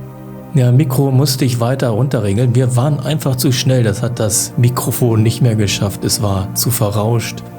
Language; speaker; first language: German; native; German